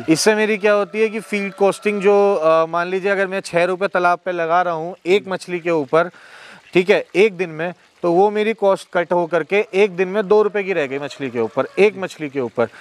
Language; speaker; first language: Hindi; native; Hindi